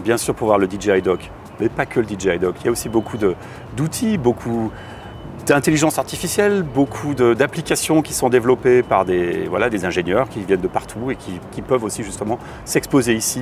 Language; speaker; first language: French; native; French